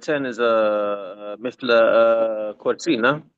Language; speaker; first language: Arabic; non-native, learner; English